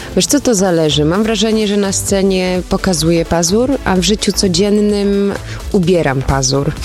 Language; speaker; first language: Polish; early bilingual, other home language; German